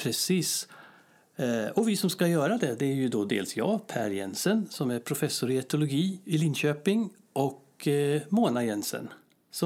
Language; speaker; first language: Swedish; native; Swedish